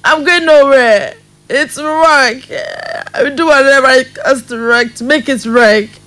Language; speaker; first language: English; non-native, local second language; Yoruba